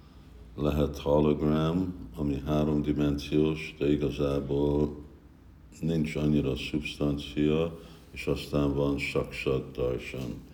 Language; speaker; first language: Hungarian; early bilingual, heritage; Hungarian